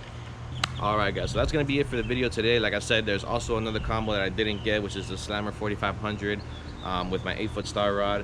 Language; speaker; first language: English; native; English